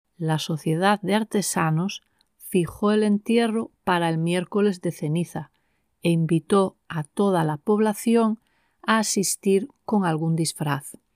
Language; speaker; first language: Spanish; native; Spanish